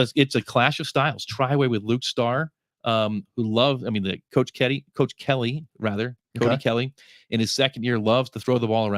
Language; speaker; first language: English; native; English